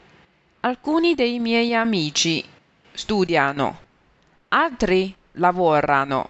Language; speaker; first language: Italian; non-native, fluent; Chinese